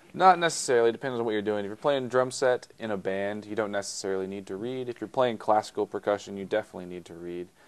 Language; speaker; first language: English; native; English